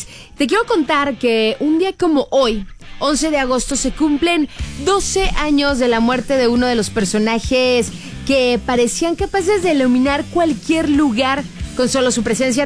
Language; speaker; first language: Spanish; native; Spanish